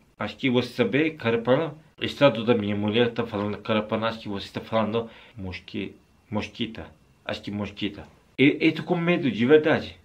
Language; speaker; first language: Portuguese; non-native, learner; Turkish